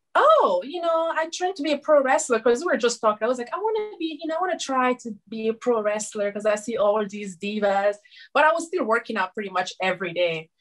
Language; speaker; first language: English; non-native, fluent; Susu